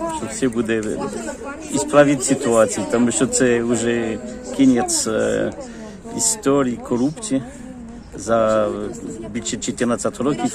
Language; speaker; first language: Ukrainian; non-native, local second language; Russian